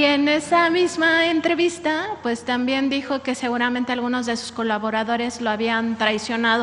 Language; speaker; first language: Spanish; native; Spanish